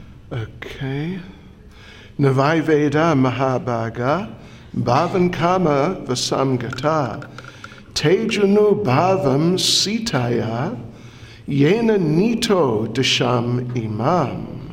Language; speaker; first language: Russian; non-native, learner; English